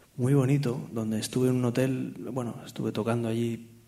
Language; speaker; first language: Spanish; non-native, local second language; Catalan